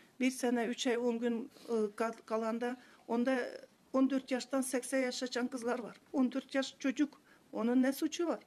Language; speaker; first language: Turkish; non-native, learner; Kazakh